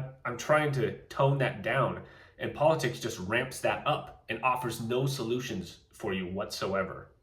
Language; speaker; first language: English; native; English